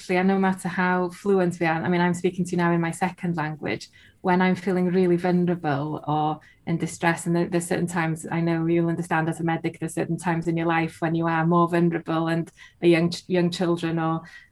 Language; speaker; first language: English; non-native, local second language; Welsh